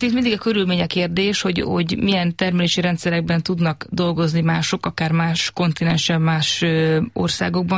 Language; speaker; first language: Hungarian; native; Hungarian